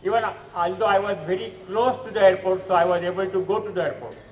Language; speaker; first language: English; non-native, local second language; Marathi